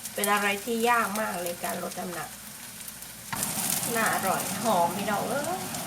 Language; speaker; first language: Thai; native; Thai